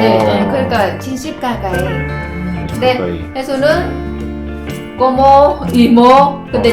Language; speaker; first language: Korean; non-native, learner; Vietnamese